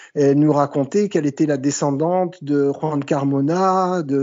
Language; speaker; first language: French; native; French